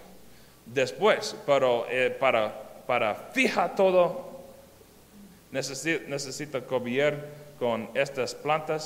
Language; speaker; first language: Spanish; non-native, learner; English